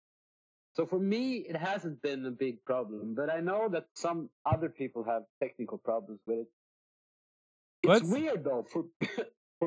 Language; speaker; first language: English; non-native, fluent; Swedish